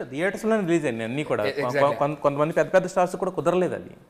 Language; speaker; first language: Telugu; native; Telugu